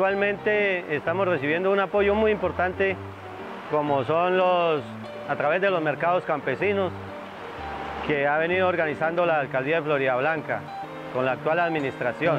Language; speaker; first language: Spanish; native; Spanish